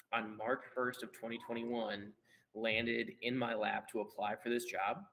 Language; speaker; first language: English; native; English